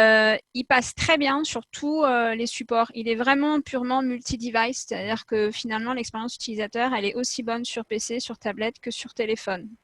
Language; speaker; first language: French; native; French